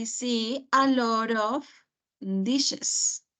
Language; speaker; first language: English; non-native, fluent; Spanish